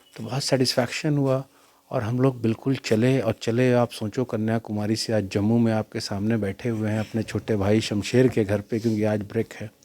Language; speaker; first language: Hindi; native; Hindi